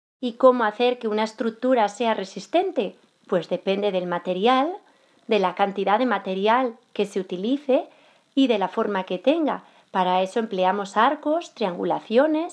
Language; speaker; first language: Spanish; native; Spanish